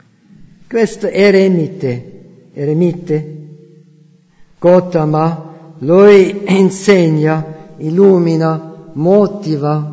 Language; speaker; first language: Italian; non-native, fluent; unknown